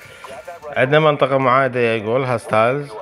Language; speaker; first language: Arabic; native; Arabic